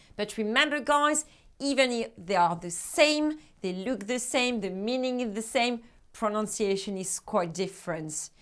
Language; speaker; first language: English; non-native, fluent; French